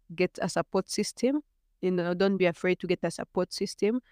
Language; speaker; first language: English; non-native, local second language; Ganda